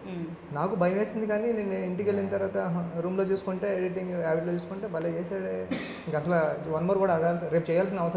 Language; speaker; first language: Telugu; native; Telugu